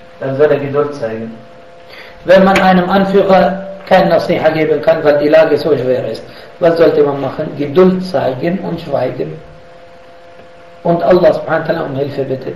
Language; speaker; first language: German; non-native, fluent; Arabic